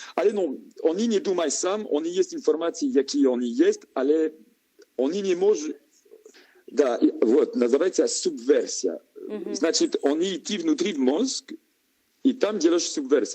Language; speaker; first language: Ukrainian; non-native, learner; French